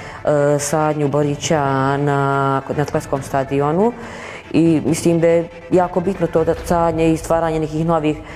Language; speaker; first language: Bosnian; native; Bosnian